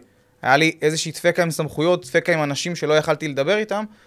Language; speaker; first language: Hebrew; native; Hebrew